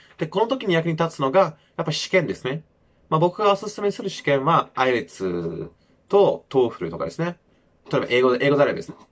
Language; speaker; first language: Japanese; non-native, fluent; English